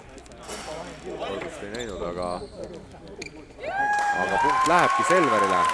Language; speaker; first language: Estonian; native; Estonian